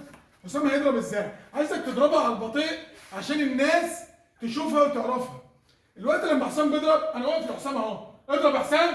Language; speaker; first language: Arabic; native; Arabic